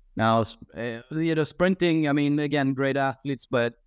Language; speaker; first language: English; non-native, fluent; Swedish